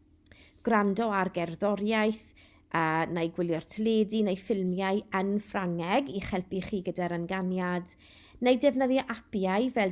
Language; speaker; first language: Welsh; non-native, local second language; English